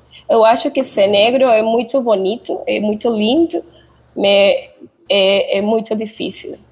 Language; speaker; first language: Portuguese; non-native, learner; Spanish